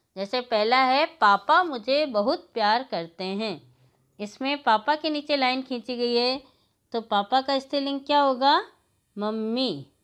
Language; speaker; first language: Hindi; native; Hindi